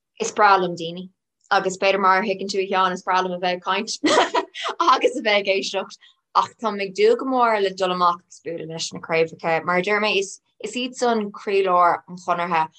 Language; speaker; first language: Irish; non-native, local second language; English